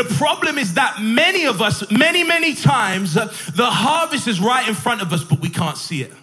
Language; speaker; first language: English; native; English